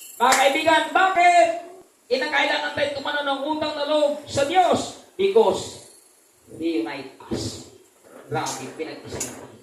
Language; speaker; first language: Filipino; non-native, local second language; Cebuano